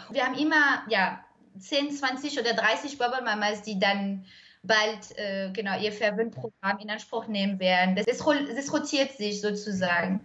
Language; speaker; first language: German; non-native, fluent; French